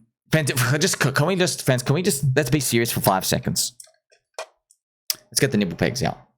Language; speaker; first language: English; native; English